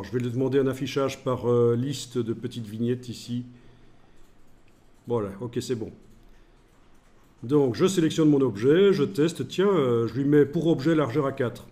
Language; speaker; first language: French; native; French